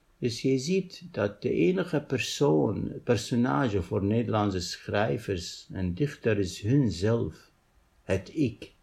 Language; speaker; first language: Dutch; non-native, fluent; Arabic